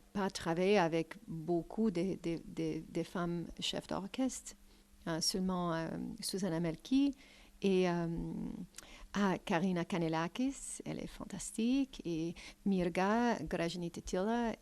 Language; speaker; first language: French; non-native, fluent; English